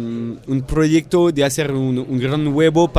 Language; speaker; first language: Spanish; non-native, fluent; French